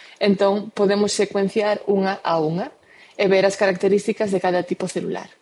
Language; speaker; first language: Galician; non-native, local second language; Spanish